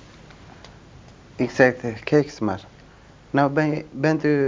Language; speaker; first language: Dutch; non-native, learner; Turkish